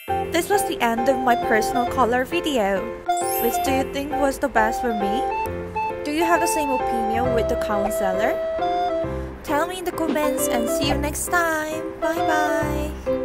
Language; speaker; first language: English; non-native, fluent; Korean